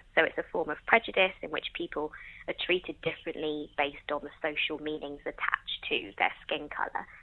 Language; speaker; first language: English; native; English